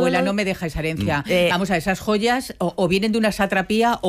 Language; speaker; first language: Spanish; native; Spanish